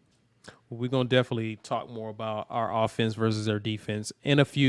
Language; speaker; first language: English; native; English